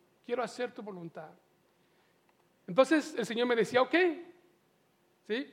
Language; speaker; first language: Spanish; native; Spanish